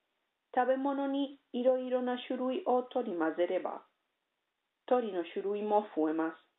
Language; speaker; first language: Japanese; non-native, learner; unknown